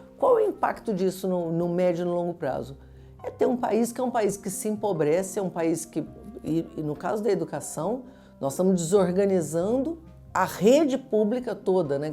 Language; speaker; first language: Portuguese; native; Portuguese